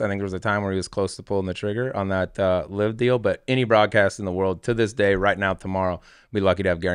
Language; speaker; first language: English; native; English